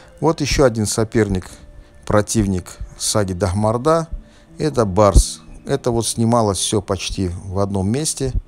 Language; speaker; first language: Russian; non-native, local second language; Tajik